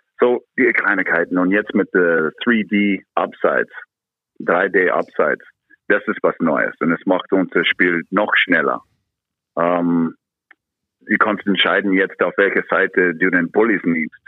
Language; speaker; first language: German; non-native, fluent; English